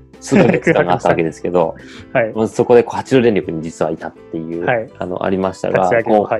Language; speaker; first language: Japanese; native; Japanese